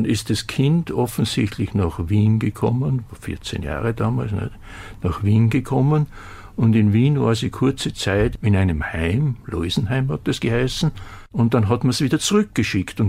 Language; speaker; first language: German; native; German